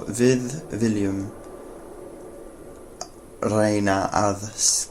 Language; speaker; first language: Icelandic; non-native, learner; English